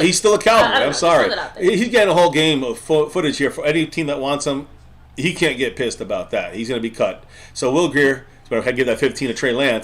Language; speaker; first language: English; native; English